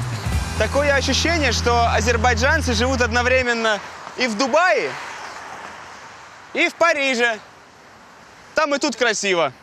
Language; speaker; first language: Russian; native; Russian